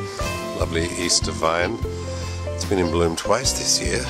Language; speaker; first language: English; native; English